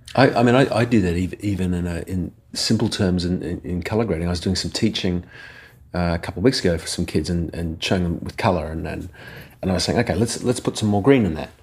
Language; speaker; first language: English; native; English